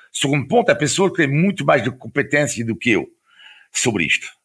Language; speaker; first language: Portuguese; non-native, fluent; French